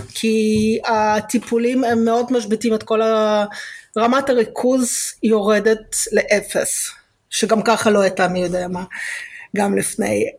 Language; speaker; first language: Hebrew; early bilingual, other home language; Russian